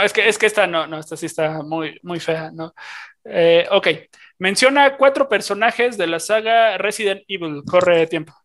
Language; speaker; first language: Spanish; native; Spanish